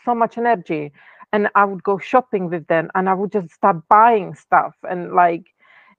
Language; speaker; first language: English; non-native, fluent; Czech